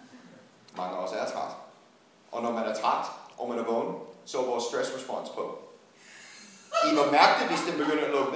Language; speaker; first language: Danish; non-native, fluent; English